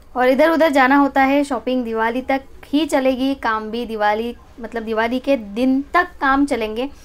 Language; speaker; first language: Hindi; non-native, local second language; Marathi